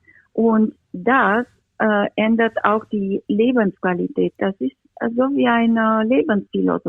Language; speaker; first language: German; non-native, fluent; Romanian